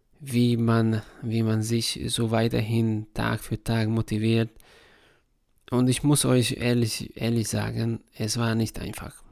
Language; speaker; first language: German; non-native, fluent; Hungarian